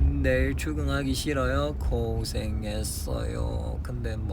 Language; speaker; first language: Korean; non-native, fluent; Chinese